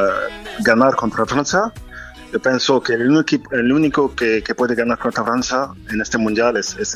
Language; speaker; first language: Spanish; non-native, fluent; French